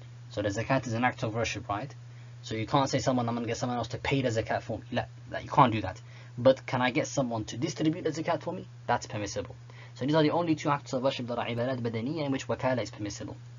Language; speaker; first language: English; native; English